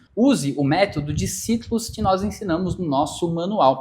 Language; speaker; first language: Portuguese; native; Portuguese